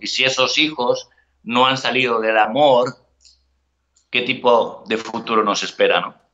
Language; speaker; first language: Spanish; native; Spanish